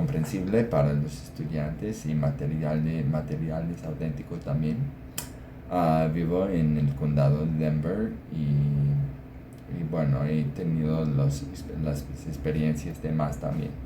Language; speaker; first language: Spanish; non-native, fluent; English